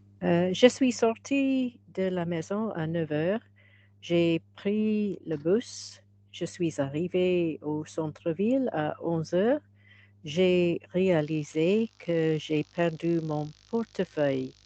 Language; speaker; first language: French; non-native, learner; English